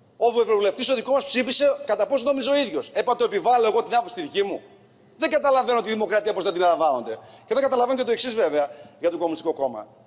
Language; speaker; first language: Greek; early bilingual, heritage; Greek